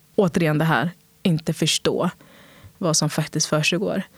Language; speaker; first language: Swedish; early bilingual, other home language; Portuguese